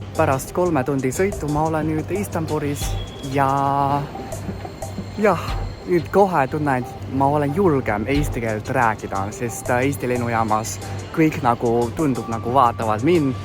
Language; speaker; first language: Estonian; non-native, fluent; Chinese